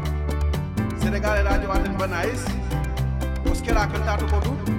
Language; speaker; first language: Basque; non-native, learner; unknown